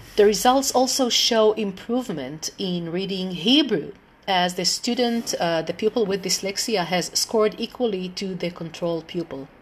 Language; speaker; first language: English; non-native, fluent; Hebrew